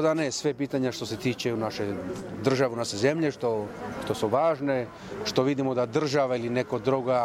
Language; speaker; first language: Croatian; non-native, local second language; Romany